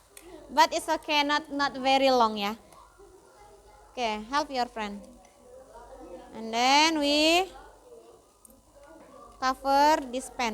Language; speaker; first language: English; non-native, fluent; Indonesian